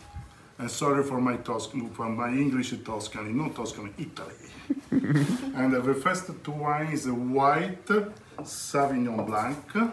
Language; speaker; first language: English; non-native, learner; Italian